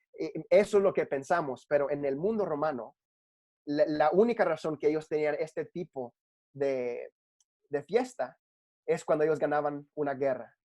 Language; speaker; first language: Spanish; early bilingual, heritage; Spanish